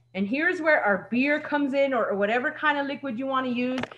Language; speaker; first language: English; native; English